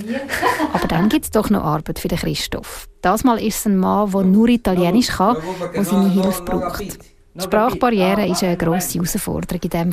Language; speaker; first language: German; native; German